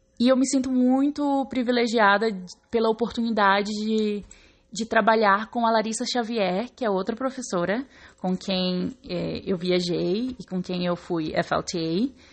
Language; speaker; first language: Portuguese; native; Portuguese